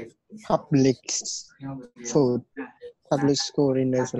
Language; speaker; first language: English; non-native, learner; Khmer